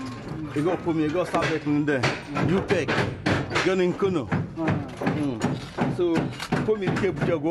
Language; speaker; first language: Korean; non-native, learner; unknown